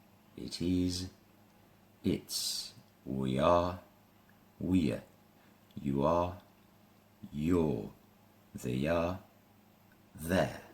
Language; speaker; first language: English; non-native, fluent; Spanish